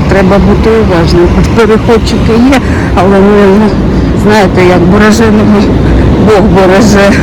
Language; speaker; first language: Ukrainian; non-native, local second language; Russian